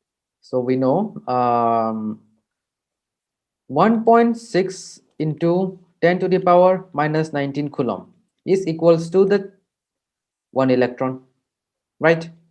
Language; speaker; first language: English; non-native, local second language; Hindi